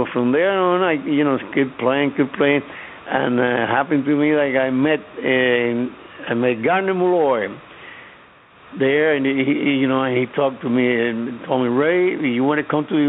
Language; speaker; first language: English; non-native, fluent; Spanish